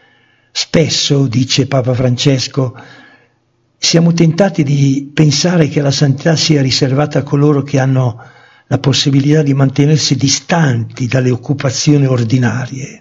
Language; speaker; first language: Italian; native; Italian